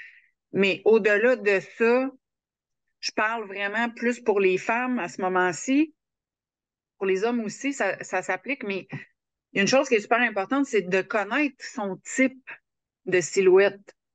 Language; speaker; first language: French; native; French